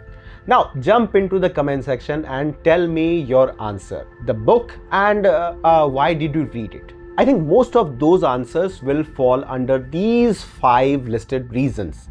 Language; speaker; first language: English; non-native, local second language; Hindi